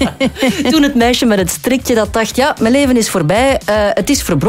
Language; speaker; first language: Dutch; native; Dutch